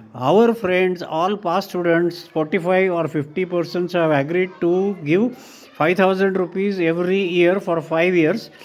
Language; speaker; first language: English; non-native, local second language; Marathi